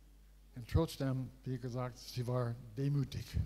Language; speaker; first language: German; non-native, learner; English